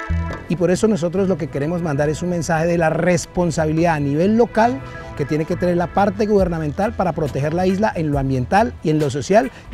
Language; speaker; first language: Spanish; native; Spanish